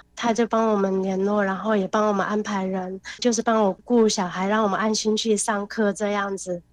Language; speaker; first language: Chinese; native; Chinese